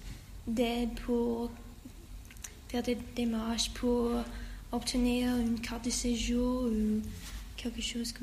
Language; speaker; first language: French; non-native, learner; English